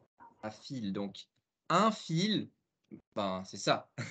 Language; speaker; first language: French; non-native, fluent; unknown